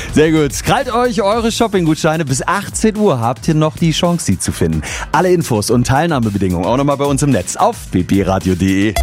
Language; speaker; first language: German; native; German